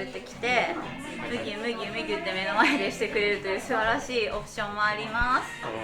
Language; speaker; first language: Japanese; native; Japanese